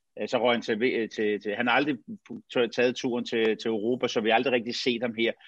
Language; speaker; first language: Danish; native; Danish